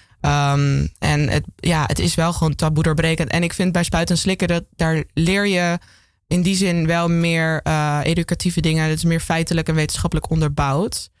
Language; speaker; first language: Dutch; native; Dutch